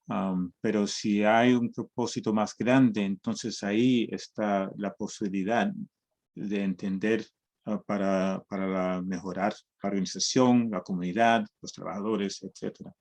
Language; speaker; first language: Spanish; early bilingual, heritage; Spanish